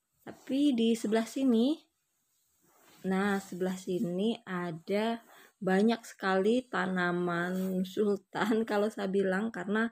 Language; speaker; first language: Indonesian; native; Indonesian